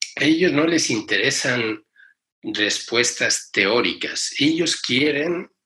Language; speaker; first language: Spanish; native; Spanish